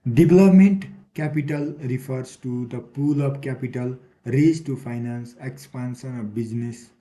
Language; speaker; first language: English; non-native, local second language; Nepali